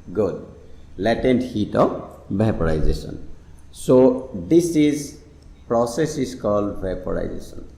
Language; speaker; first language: English; non-native, local second language; Assamese